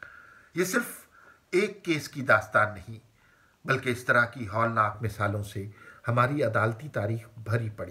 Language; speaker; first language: Urdu; native; Urdu